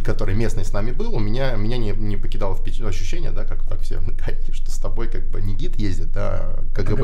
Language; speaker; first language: Russian; native; Russian